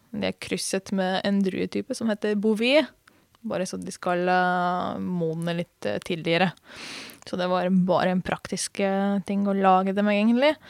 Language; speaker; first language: Norwegian; non-native, fluent; Hungarian